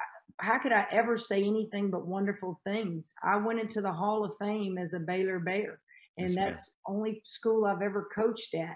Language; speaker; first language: English; native; English